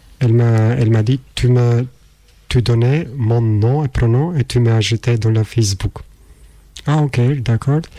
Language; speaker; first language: French; non-native, learner; Albanian